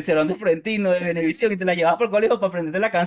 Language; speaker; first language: Spanish; native; Spanish